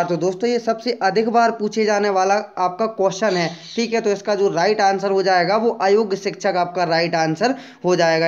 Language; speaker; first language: Hindi; native; Hindi